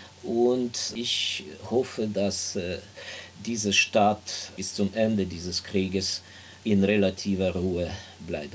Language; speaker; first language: German; non-native, fluent; Ukrainian